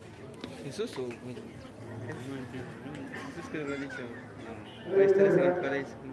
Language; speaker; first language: Spanish; non-native, local second language; Quechua